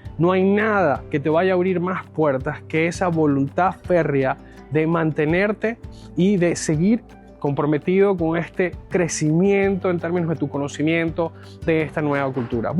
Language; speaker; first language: Spanish; native; Spanish